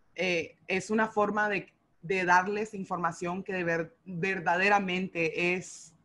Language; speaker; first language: Spanish; early bilingual, heritage; Spanish